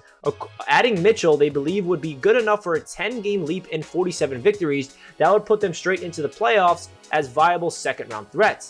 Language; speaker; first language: English; native; English